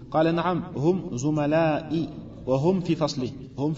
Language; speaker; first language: Arabic; non-native, fluent; French